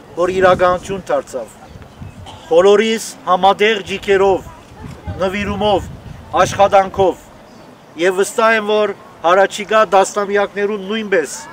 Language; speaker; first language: Armenian; early bilingual, heritage; Armenian